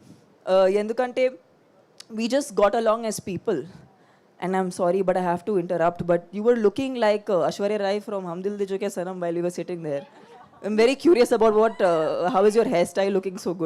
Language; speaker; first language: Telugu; non-native, local second language; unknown